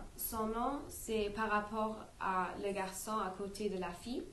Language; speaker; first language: French; non-native, learner; English